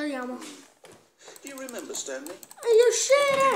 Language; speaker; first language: Italian; native; Italian